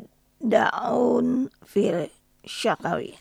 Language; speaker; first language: Arabic; non-native, fluent; Indonesian